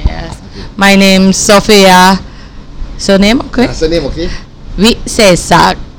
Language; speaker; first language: English; non-native, learner; Thai